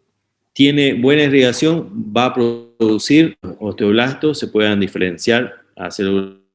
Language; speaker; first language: Spanish; native; Spanish